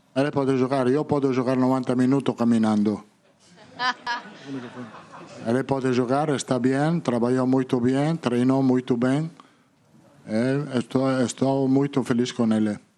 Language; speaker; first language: Portuguese; non-native, fluent; Italian